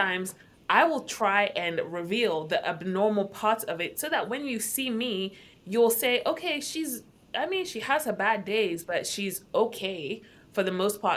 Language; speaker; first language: English; non-native, local second language; Akan